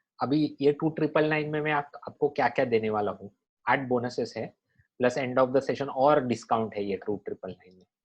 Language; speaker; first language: Hindi; non-native, local second language; Marathi